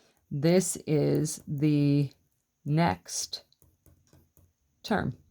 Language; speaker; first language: English; native; English